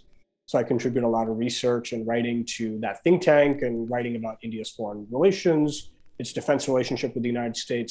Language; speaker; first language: English; non-native, local second language; Gujarati